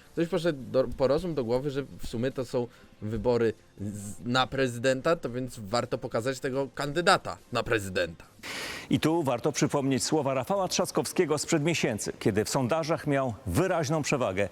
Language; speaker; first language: Polish; native; Polish